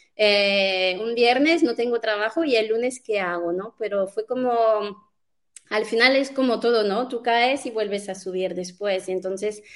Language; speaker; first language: Spanish; non-native, fluent; French